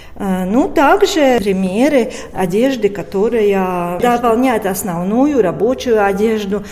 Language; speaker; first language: Russian; non-native, local second language; Latvian